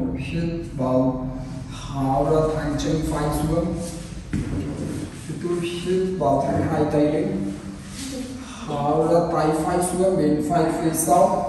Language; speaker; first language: Vietnamese; non-native, learner; Hindi